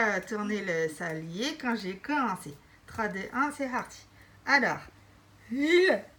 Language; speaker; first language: French; native; French